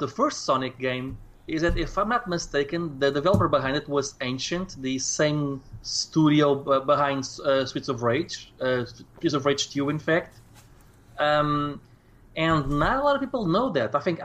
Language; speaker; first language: English; non-native, fluent; Portuguese